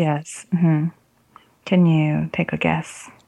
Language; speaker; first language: English; non-native, fluent; Japanese